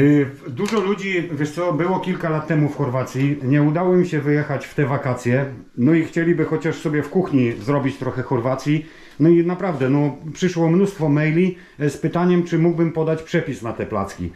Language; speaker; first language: Polish; native; Polish